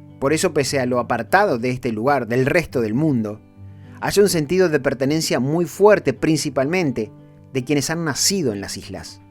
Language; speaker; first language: Spanish; native; Spanish